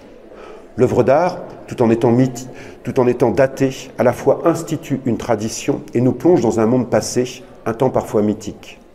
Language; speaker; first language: French; native; French